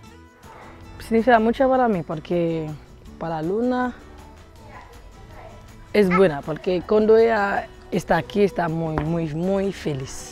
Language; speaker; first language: Spanish; non-native, learner; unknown